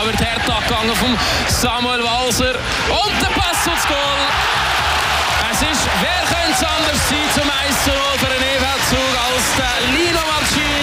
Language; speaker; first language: German; native; German